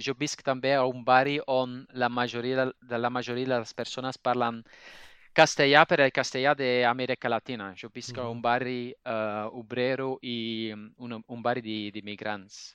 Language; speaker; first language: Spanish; non-native, fluent; Dutch